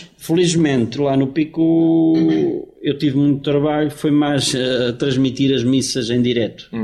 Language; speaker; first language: Portuguese; native; Portuguese